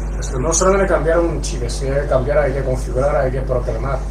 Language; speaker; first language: Spanish; non-native, fluent; Chinese